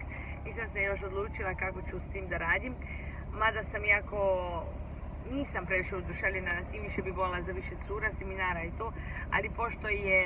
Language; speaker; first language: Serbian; early bilingual, heritage; Serbian